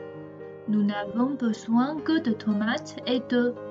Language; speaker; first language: French; non-native, fluent; Chinese